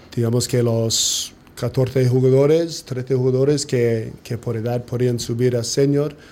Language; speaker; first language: Spanish; non-native, fluent; English